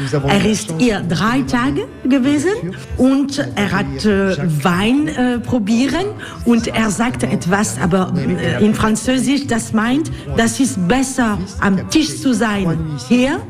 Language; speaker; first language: German; non-native, learner; French